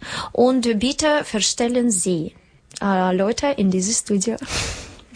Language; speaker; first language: German; non-native, learner; Russian